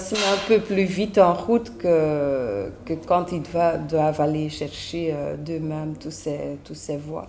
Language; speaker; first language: French; native; French